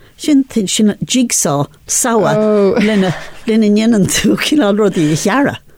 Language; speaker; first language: Irish; non-native, local second language; English